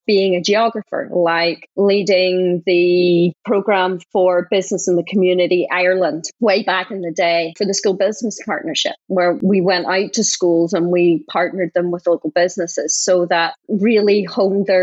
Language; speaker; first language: English; native; English